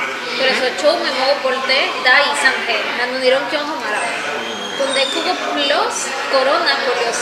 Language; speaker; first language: Korean; non-native, learner; Spanish